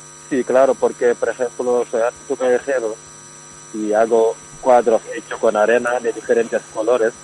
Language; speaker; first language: Spanish; non-native, fluent; Wolof